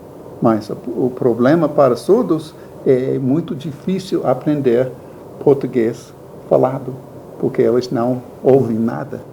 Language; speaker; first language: Portuguese; non-native, learner; English